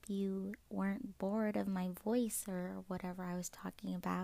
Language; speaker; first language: English; native; English